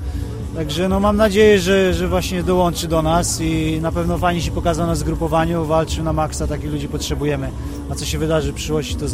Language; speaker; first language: Polish; native; Polish